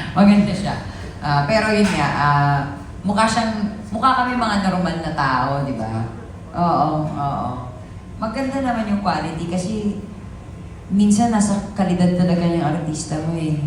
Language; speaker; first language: Filipino; native; Filipino